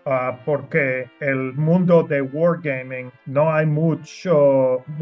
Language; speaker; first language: Spanish; non-native, learner; English